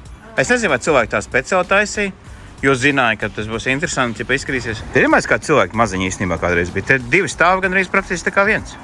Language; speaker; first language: Latvian; native; Latvian